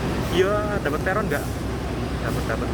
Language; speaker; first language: Indonesian; native; Indonesian